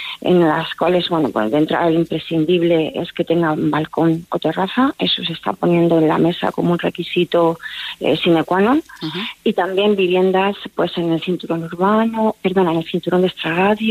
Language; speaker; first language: Spanish; native; Spanish